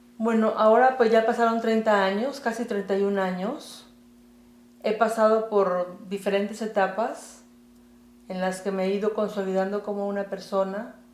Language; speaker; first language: Spanish; native; Spanish